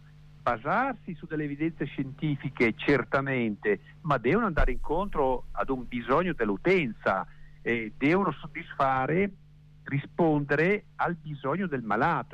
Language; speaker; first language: Italian; native; Italian